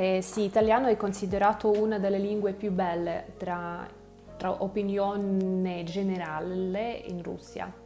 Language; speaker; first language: Italian; non-native, fluent; Russian